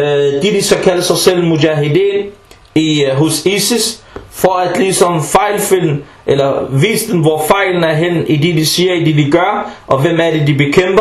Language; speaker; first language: Danish; early bilingual, other home language; Arabic